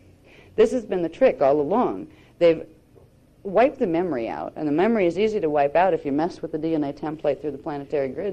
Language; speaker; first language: English; native; English